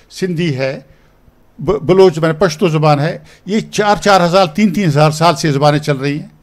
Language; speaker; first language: Urdu; non-native, local second language; Pashto